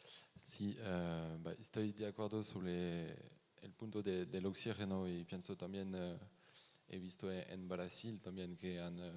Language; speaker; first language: Spanish; non-native, fluent; French